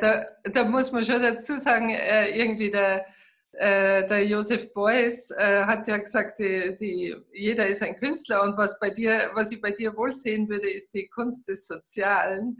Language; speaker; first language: German; native; German